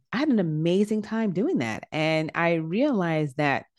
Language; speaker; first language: English; native; English